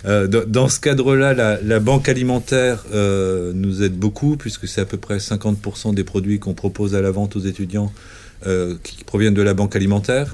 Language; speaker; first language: French; native; French